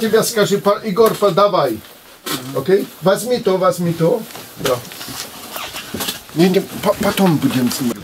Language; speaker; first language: Russian; non-native, learner; German